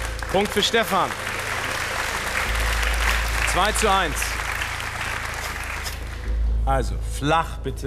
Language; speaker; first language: German; native; German